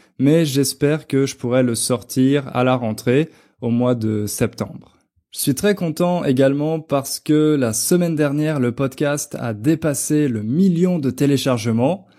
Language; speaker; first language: French; native; French